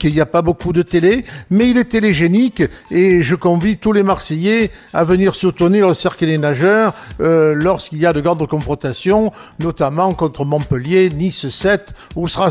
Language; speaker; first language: French; native; French